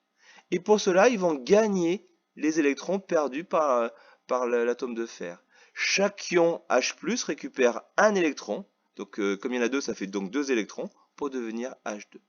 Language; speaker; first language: French; native; French